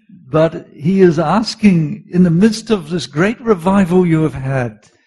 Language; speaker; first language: English; native; English